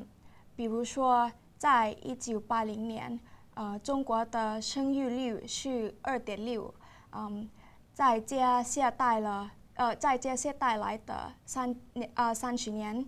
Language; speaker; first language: Chinese; non-native, learner; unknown